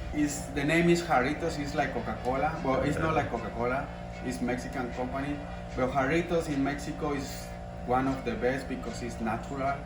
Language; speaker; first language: English; non-native, learner; Spanish